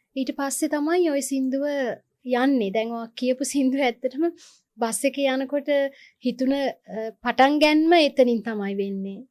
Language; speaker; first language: Sinhala; non-native, local second language; Tamil